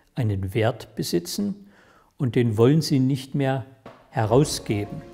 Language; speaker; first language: German; native; German